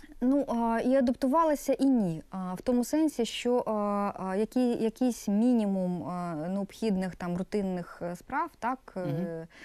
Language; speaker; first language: Ukrainian; non-native, local second language; Russian